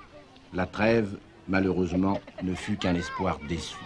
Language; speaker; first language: French; native; French